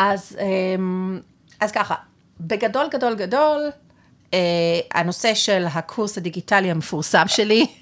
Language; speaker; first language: Hebrew; native; Hebrew